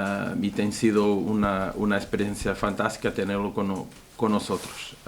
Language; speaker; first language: Spanish; non-native, fluent; Portuguese